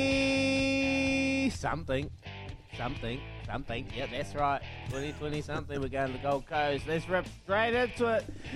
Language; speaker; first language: English; native; English